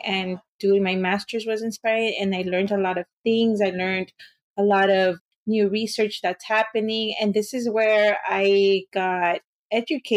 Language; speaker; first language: English; early bilingual, other home language; Spanish